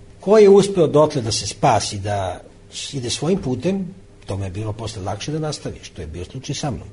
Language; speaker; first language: Serbian; native; Serbian